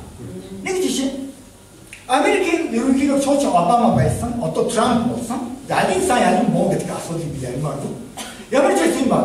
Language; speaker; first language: Mongolian; non-native, fluent; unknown